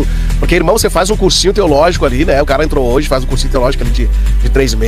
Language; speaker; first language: Portuguese; native; Portuguese